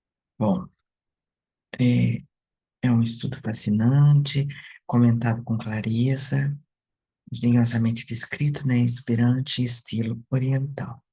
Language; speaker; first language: Portuguese; native; Portuguese